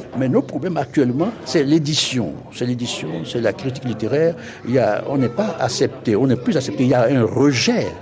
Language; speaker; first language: French; non-native, local second language; Fon